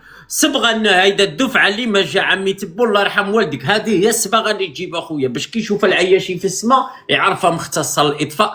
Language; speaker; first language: Arabic; native; Arabic